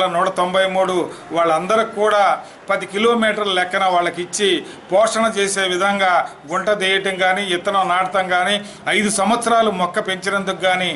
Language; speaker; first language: Telugu; native; Telugu